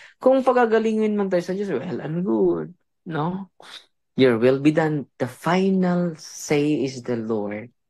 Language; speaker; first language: Filipino; non-native, local second language; Cebuano